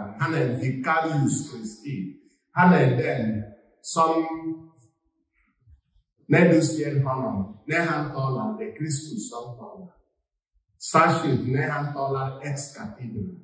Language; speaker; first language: Swedish; non-native, fluent; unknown